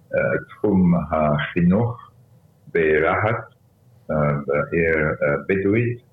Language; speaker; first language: Hebrew; early bilingual, other home language; Arabic